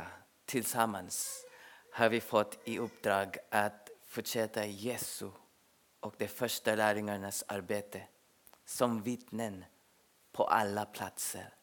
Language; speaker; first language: Swedish; non-native, fluent; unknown